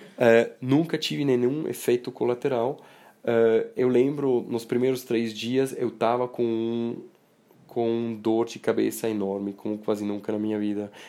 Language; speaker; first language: Portuguese; non-native, fluent; Swiss German